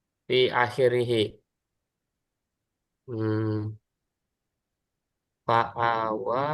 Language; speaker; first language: Arabic; non-native, learner; Indonesian